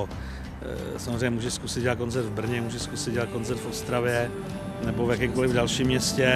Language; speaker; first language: Czech; native; Czech